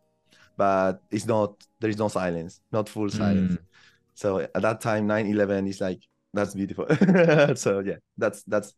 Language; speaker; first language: English; non-native, fluent; Spanish